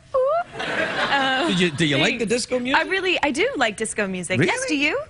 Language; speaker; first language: English; native; English